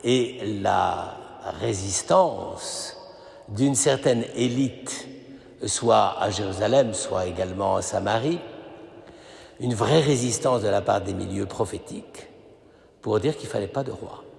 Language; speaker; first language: French; native; French